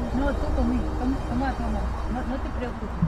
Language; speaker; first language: Spanish; non-native, learner; Russian